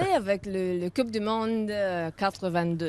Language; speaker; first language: French; non-native, learner; Italian